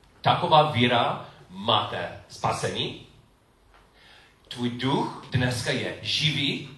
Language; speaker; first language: Czech; non-native, learner; English